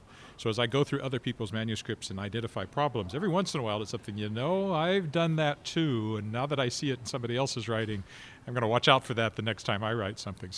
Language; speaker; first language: English; native; English